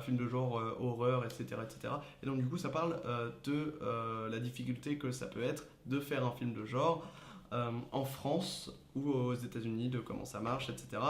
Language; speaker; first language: French; native; French